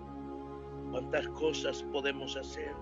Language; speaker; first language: Spanish; native; Spanish